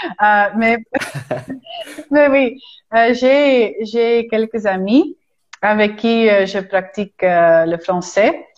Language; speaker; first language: French; non-native, fluent; Dutch